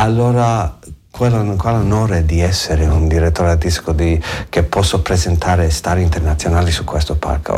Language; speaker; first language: Italian; non-native, learner; English